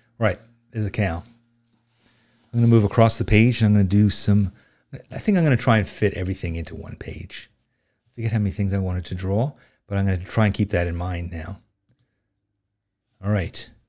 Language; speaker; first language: English; native; English